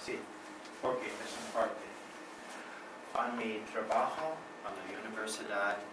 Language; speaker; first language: Spanish; non-native, learner; English